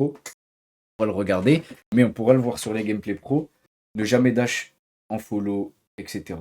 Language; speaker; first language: French; native; French